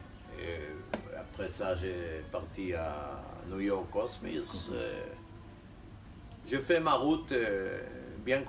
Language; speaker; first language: French; non-native, fluent; Hebrew